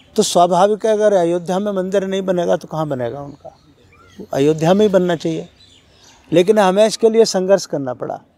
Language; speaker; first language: Hindi; native; Hindi